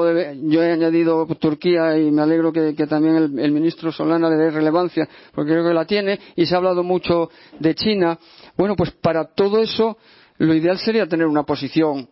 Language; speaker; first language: Spanish; native; Spanish